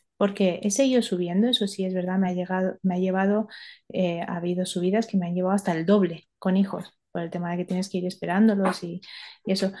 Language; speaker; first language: Spanish; early bilingual, other home language; Romanian